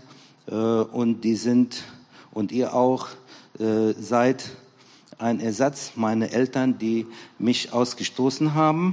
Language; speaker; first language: German; non-native, fluent; Arabic